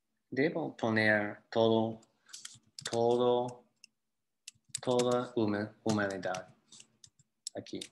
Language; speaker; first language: Spanish; non-native, fluent; English